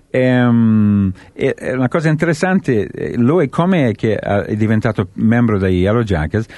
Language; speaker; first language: Italian; non-native, fluent; English